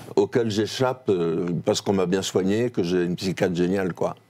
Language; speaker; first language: French; native; French